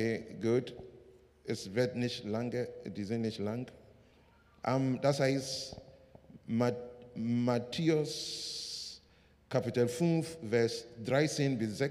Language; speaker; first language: German; non-native, learner; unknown